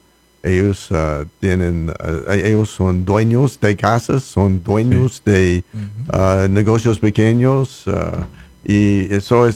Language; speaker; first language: Spanish; non-native, learner; English